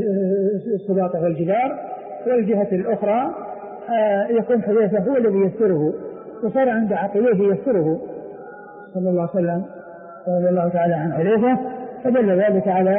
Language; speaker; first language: Arabic; native; Arabic